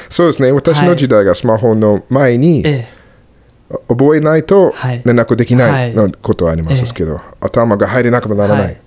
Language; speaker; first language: Japanese; non-native, learner; English